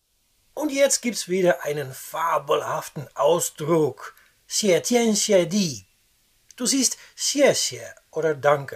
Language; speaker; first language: German; non-native, fluent; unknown